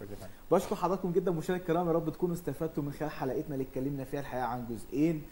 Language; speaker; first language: Arabic; native; Arabic